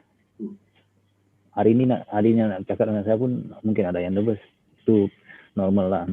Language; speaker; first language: Malay; non-native, local second language; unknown